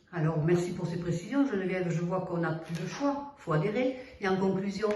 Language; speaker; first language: French; native; French